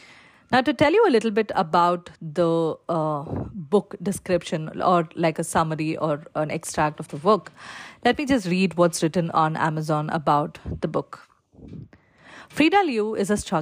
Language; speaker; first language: English; non-native, local second language; Malayalam